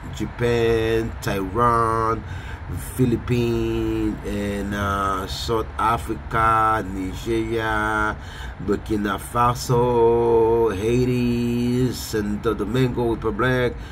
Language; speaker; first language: English; non-native, fluent; Haitian Creole